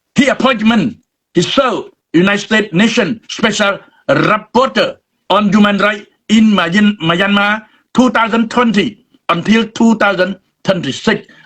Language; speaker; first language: English; non-native, learner; Khmer